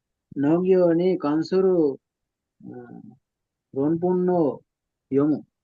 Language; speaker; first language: Japanese; non-native, learner; Sinhala